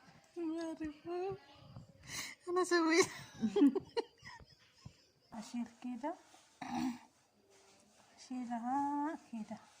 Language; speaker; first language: Arabic; non-native, learner; Oromo